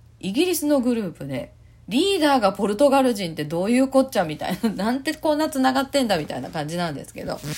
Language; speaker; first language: Japanese; native; Japanese